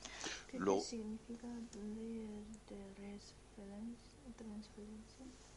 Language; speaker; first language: Spanish; non-native, fluent; Chinese